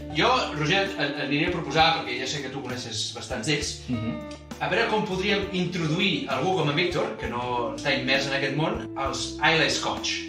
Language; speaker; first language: Catalan; native; Catalan